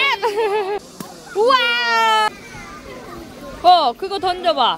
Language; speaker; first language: Korean; native; Korean